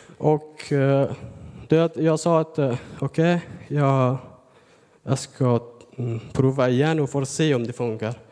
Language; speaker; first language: Swedish; non-native, learner; Persian